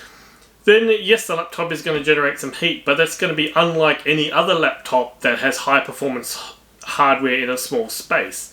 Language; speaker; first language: English; native; English